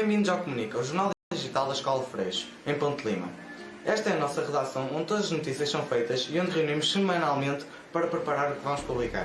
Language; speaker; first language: Portuguese; native; Portuguese